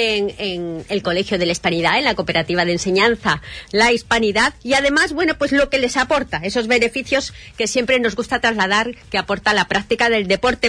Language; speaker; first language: Spanish; native; Spanish